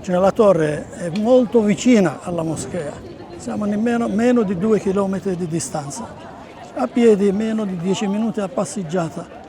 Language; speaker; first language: Italian; non-native, fluent; Arabic